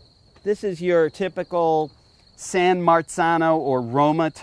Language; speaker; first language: English; native; English